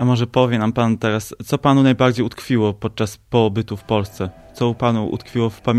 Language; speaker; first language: Polish; native; Polish